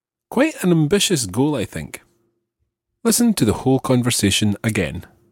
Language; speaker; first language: English; native; English